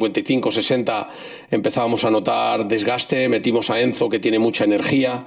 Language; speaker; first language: Spanish; native; Spanish